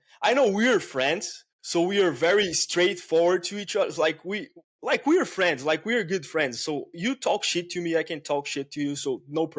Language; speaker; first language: English; non-native, fluent; Portuguese